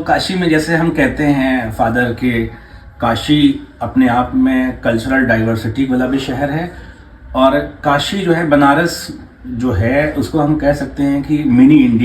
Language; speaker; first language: Hindi; native; Hindi